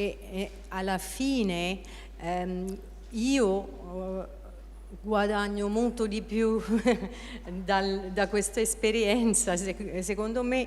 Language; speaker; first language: Italian; non-native, fluent; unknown